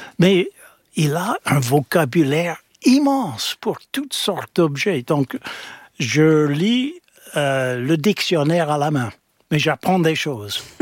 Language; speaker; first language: French; non-native, fluent; English